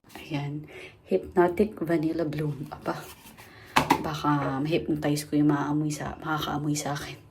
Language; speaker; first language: Filipino; native; Filipino